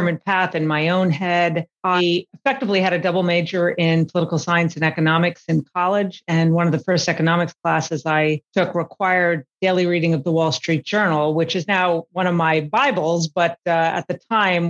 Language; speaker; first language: English; native; English